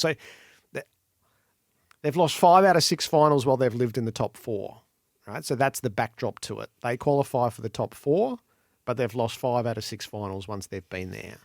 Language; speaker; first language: English; native; English